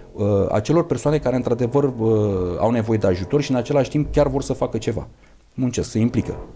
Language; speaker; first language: Romanian; native; Romanian